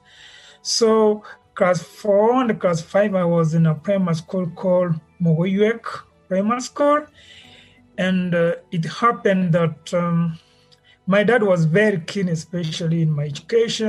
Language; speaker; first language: English; non-native, local second language; Gusii